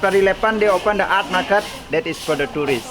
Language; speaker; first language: English; non-native, learner; Indonesian